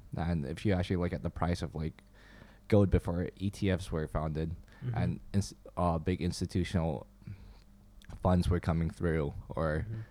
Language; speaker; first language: English; non-native, fluent; Chinese